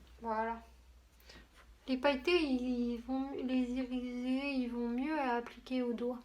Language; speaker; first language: French; native; French